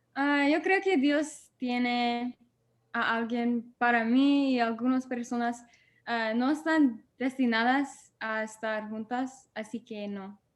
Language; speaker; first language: Spanish; non-native, learner; English